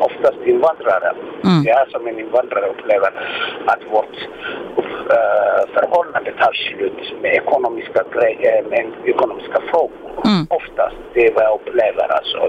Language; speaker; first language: Swedish; non-native, fluent; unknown